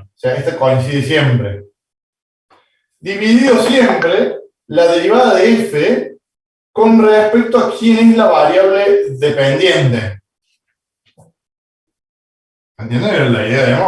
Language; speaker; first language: Spanish; native; Spanish